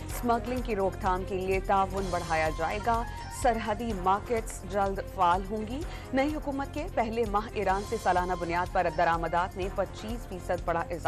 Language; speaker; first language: Urdu; native; Urdu